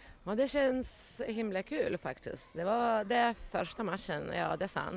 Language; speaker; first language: Swedish; non-native, fluent; Lithuanian